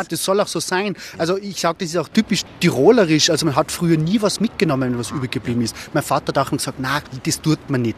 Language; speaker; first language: German; native; German